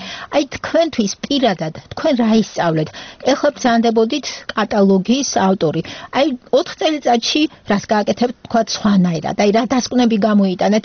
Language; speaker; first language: Georgian; native; Georgian